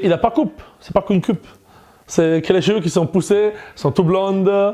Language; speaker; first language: French; non-native, fluent; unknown